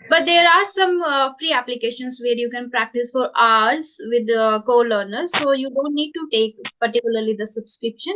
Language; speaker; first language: English; non-native, local second language; Hindi